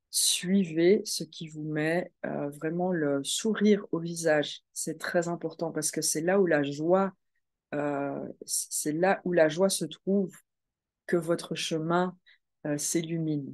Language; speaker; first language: French; native; French